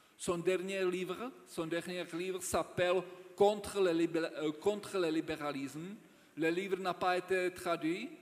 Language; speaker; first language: French; non-native, fluent; Czech